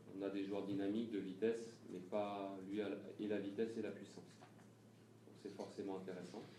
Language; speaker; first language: French; native; French